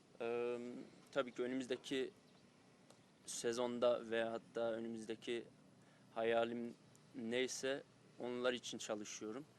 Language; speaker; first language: Turkish; early bilingual, heritage; Turkish